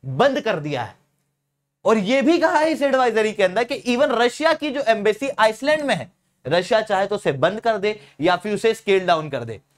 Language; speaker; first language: Hindi; native; Hindi